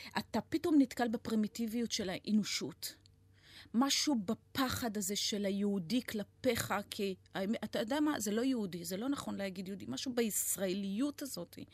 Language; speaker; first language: Hebrew; non-native, local second language; Arabic